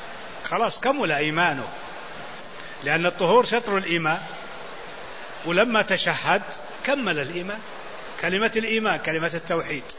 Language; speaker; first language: Arabic; native; Arabic